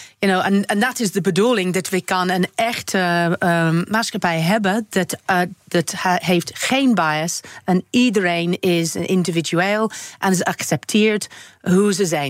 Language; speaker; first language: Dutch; non-native, learner; English